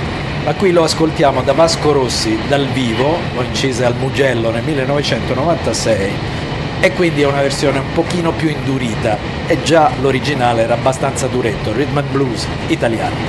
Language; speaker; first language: Italian; native; Italian